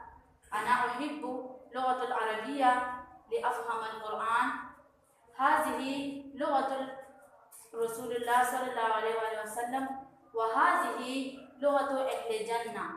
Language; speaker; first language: Arabic; non-native, learner; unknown